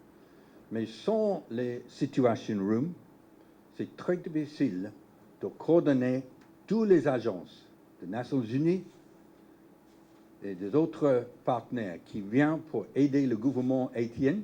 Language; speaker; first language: French; non-native, learner; English